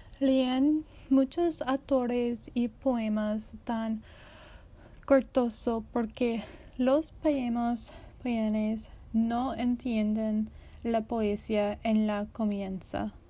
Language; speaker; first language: Spanish; non-native, learner; English